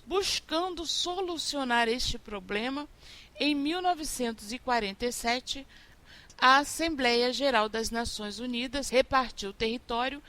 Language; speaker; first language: Portuguese; native; Portuguese